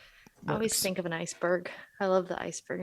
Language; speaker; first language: English; native; English